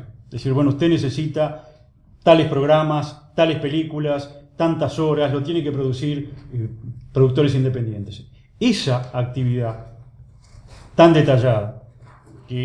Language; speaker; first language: Spanish; native; Spanish